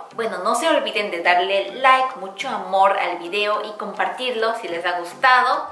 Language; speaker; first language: Spanish; non-native, fluent; Korean